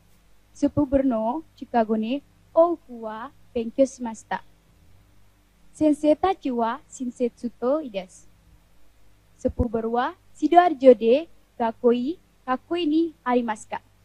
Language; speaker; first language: Japanese; non-native, learner; Indonesian